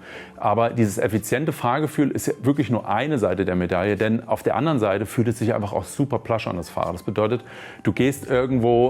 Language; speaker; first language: German; native; German